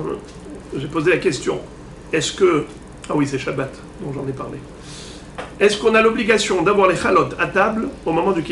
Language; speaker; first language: French; native; French